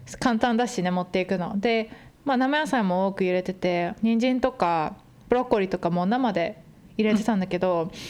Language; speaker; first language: Japanese; early bilingual, heritage; Japanese